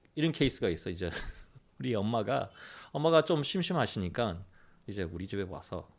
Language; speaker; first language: Korean; early bilingual, heritage; Korean